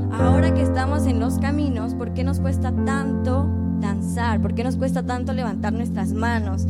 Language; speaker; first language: Spanish; native; Spanish